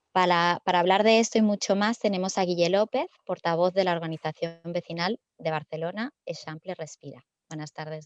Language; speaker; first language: Spanish; native; Spanish